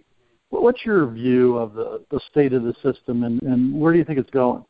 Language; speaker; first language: English; native; English